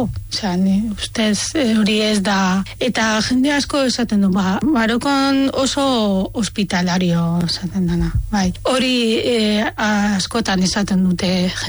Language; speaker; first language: Basque; non-native, fluent; Arabic